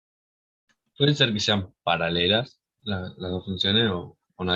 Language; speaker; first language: Spanish; native; Spanish